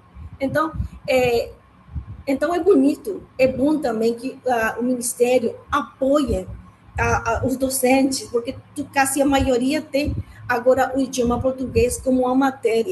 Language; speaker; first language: Portuguese; non-native, learner; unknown